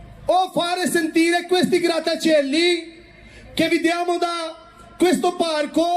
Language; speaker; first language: Italian; non-native, fluent; Urdu